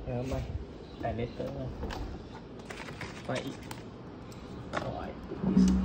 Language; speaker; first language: English; non-native, local second language; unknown